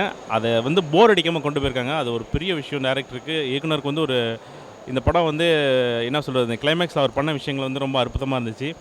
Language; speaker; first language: Tamil; native; Tamil